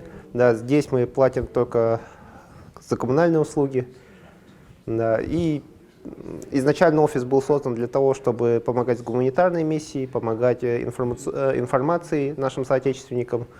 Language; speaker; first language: Russian; native; Russian